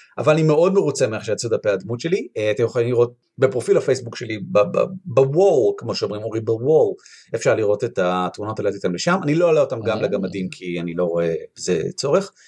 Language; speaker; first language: Hebrew; native; Hebrew